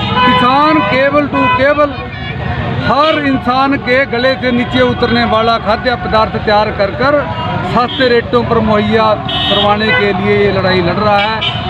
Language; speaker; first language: Hindi; native; Hindi